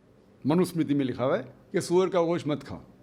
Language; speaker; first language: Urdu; non-native, local second language; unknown